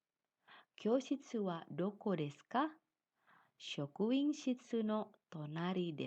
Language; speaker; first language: Japanese; non-native, fluent; Indonesian